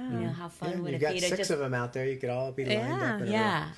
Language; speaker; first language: English; non-native, fluent; Finnish